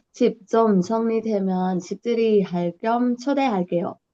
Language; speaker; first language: Korean; non-native, learner; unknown